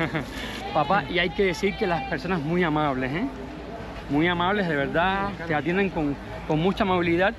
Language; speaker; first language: Spanish; native; Spanish